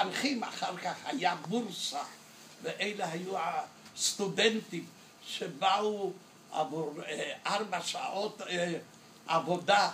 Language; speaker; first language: Hebrew; non-native, fluent; Yiddish